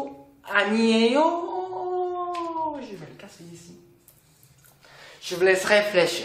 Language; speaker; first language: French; non-native, fluent; Korean